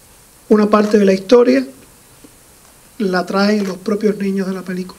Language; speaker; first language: Spanish; native; Spanish